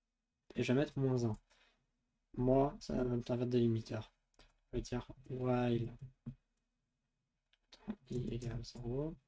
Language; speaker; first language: French; native; French